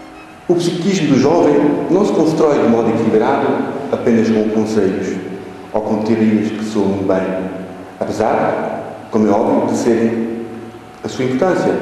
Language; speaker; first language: Portuguese; native; Portuguese